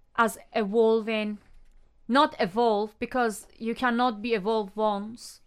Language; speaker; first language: English; non-native, fluent; Persian